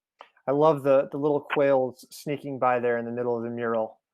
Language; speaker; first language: English; native; English